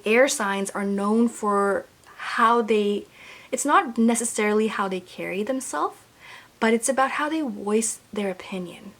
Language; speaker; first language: English; native; English